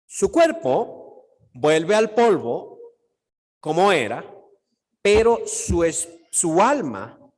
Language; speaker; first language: Spanish; native; Spanish